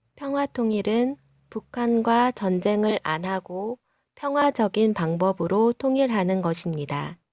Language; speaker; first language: Korean; non-native, fluent; Vietnamese